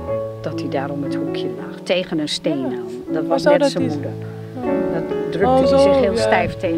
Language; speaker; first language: Dutch; native; Dutch